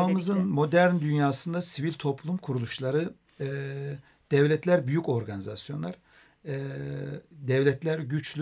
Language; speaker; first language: Turkish; native; Turkish